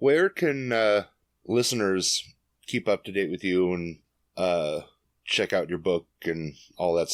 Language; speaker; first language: English; native; English